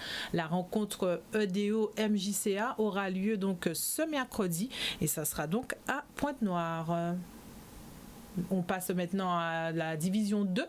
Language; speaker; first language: French; native; French